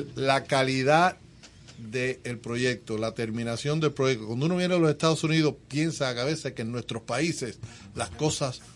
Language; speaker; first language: Spanish; native; Spanish